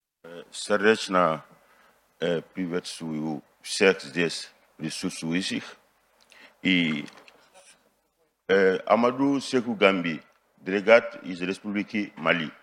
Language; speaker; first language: Russian; non-native, fluent; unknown